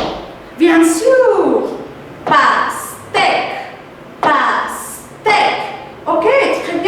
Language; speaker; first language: French; non-native, fluent; Spanish